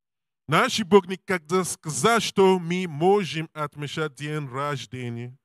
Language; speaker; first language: Russian; non-native, learner; English